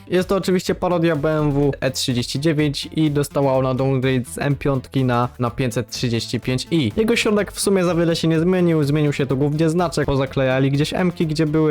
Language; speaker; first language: Polish; native; Polish